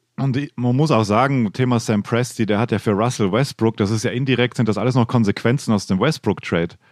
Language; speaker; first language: German; native; German